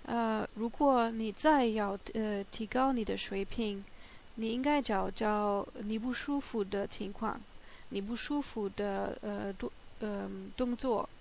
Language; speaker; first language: Chinese; non-native, fluent; German